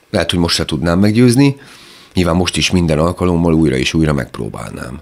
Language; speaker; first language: Hungarian; native; Hungarian